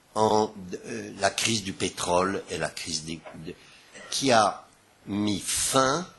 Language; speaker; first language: French; native; French